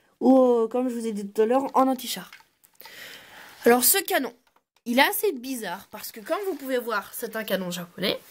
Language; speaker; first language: French; native; French